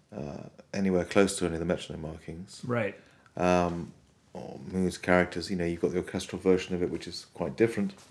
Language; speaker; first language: English; native; English